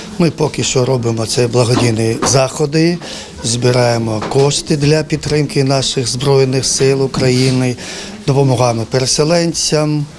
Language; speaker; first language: Ukrainian; non-native, fluent; Georgian